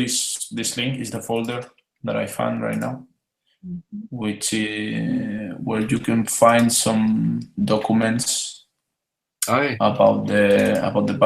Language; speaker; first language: English; non-native, fluent; Spanish